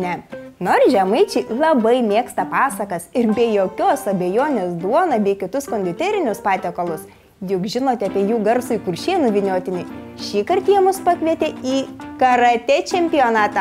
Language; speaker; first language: Lithuanian; native; Lithuanian